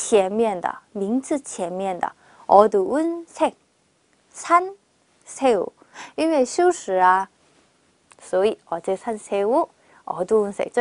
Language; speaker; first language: Chinese; non-native, fluent; Korean